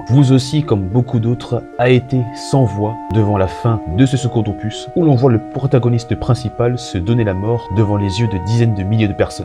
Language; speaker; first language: French; native; French